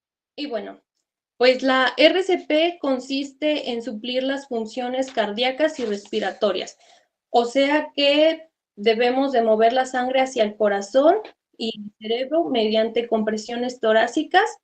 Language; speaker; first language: Spanish; native; Spanish